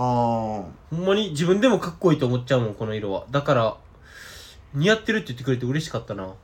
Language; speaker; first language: Japanese; native; Japanese